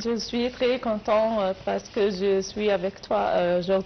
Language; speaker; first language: French; non-native, learner; Arabic